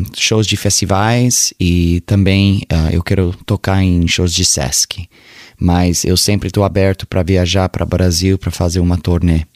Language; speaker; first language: Portuguese; early bilingual, heritage; Portuguese